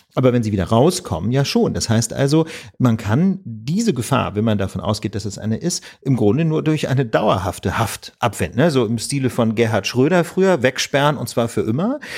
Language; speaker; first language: German; native; German